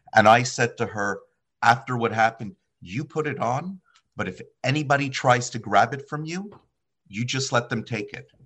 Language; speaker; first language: English; early bilingual, other home language; Polish